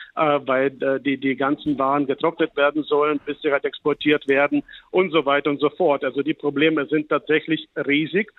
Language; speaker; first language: German; non-native, fluent; Ukrainian